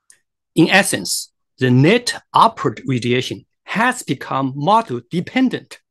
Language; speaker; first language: English; non-native, fluent; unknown